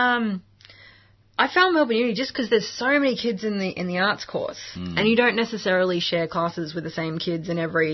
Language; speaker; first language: English; native; English